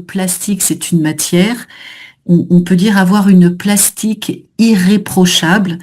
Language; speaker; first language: French; native; French